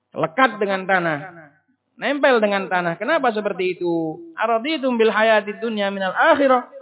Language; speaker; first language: Indonesian; native; Indonesian